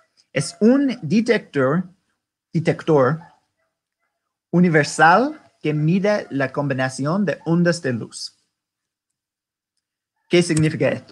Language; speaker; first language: Spanish; non-native, learner; English